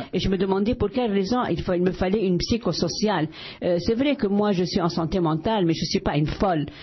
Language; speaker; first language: French; non-native, local second language; Arabic